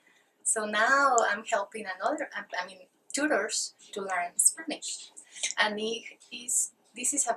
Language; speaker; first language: English; non-native, learner; Spanish